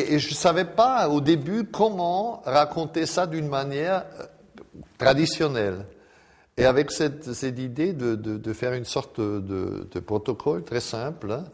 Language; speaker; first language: French; non-native, fluent; German